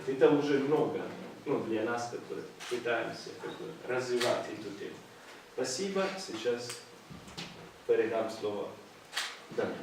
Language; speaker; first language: Russian; non-native, fluent; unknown